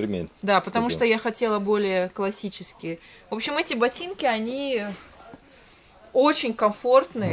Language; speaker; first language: Russian; native; Russian